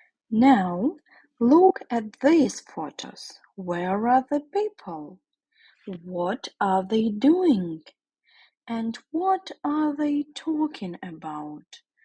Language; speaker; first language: English; non-native, fluent; Ukrainian